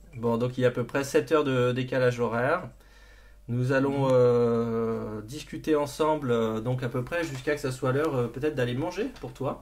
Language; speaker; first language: French; native; French